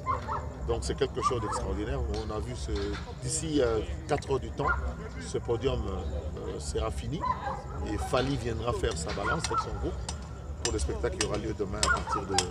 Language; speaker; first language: French; non-native, local second language; Lingala